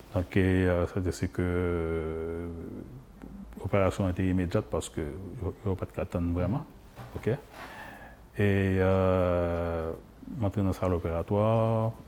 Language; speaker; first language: French; non-native, local second language; Haitian Creole